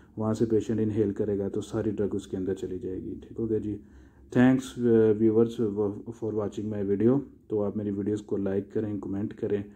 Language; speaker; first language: Urdu; non-native, local second language; Punjabi